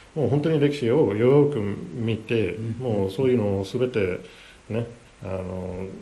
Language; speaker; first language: Japanese; non-native, fluent; English